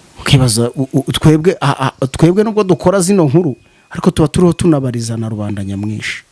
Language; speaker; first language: Kinyarwanda; native; Kinyarwanda